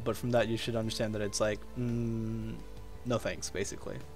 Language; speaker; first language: English; native; English